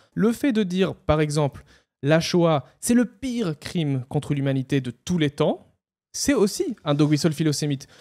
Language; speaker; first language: French; non-native, fluent; Hebrew